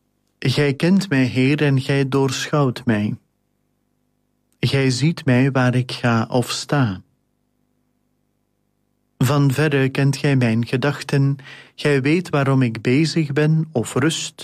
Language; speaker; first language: Dutch; native; Dutch